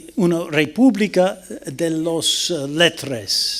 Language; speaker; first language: Spanish; non-native, learner; English